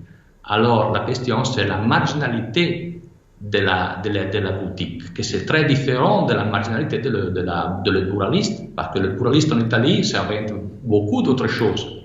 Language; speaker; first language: French; non-native, fluent; Italian